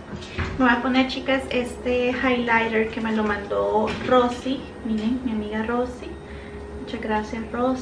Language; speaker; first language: Spanish; native; Spanish